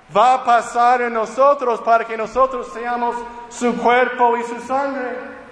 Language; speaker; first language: Spanish; non-native, fluent; English